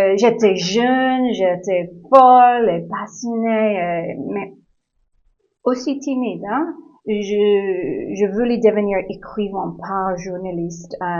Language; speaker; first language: French; non-native, learner; English